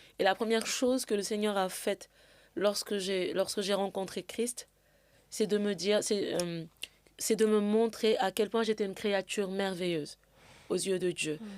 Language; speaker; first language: French; non-native, local second language; Wolof